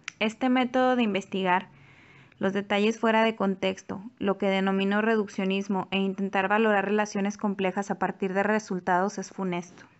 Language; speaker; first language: Spanish; native; Spanish